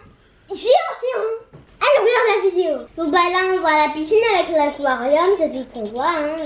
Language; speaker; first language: French; native; French